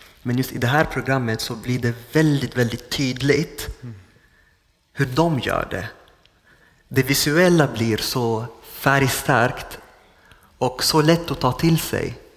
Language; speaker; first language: Swedish; non-native, fluent; Arabic